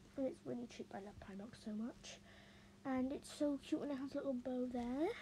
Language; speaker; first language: English; native; English